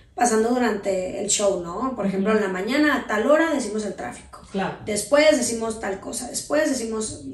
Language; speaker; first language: Spanish; native; Spanish